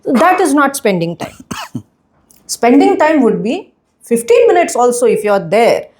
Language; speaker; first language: English; non-native, local second language; Hindi